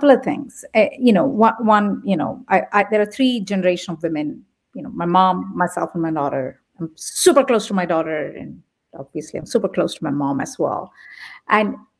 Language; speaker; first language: English; non-native, local second language; Tamil